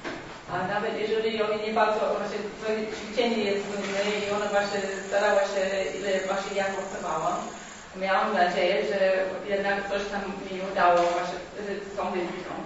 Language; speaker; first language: Polish; non-native, learner; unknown